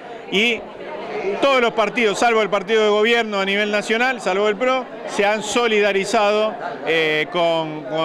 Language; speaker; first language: Spanish; native; Spanish